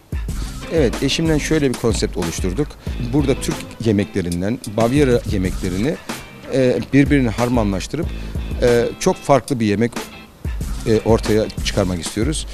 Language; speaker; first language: Turkish; early bilingual, heritage; Turkish